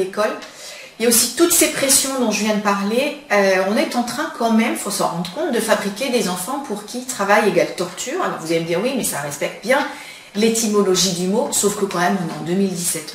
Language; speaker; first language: French; native; French